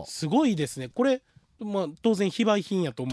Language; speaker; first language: Japanese; native; Japanese